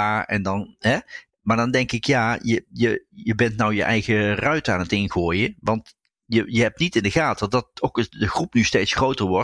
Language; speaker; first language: Dutch; native; Dutch